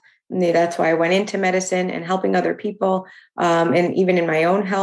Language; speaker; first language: English; native; English